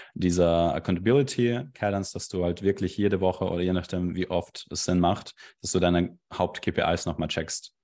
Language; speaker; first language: German; non-native, fluent; Russian